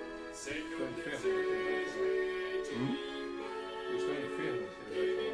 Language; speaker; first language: Portuguese; native; Portuguese